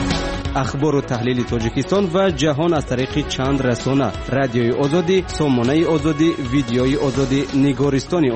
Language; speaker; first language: Persian; native; Persian